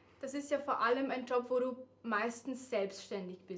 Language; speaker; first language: German; native; German